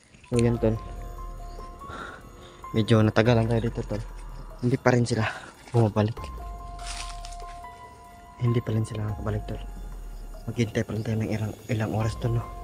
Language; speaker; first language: Filipino; non-native, local second language; Cebuano